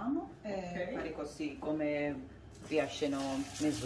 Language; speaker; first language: Italian; non-native, learner; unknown